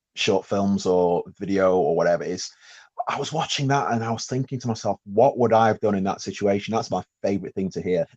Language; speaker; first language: English; native; English